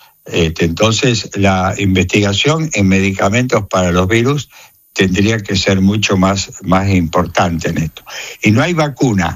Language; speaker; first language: Spanish; native; Spanish